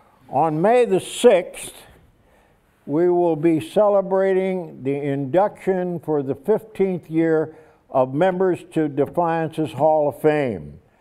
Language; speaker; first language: English; native; English